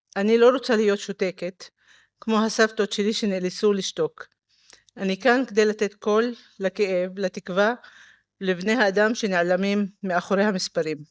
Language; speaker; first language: Hebrew; non-native, local second language; Arabic